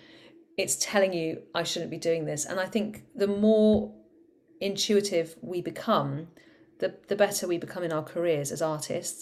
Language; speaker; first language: English; native; English